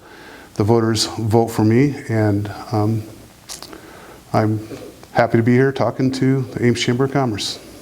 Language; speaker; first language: English; native; English